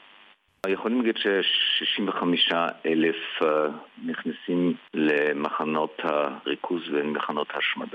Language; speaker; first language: Hebrew; early bilingual, heritage; Hebrew